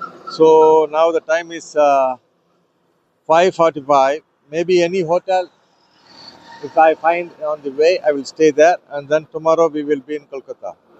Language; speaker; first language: English; non-native, local second language; Tamil